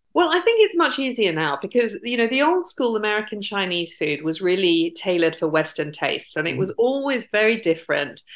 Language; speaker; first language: English; native; English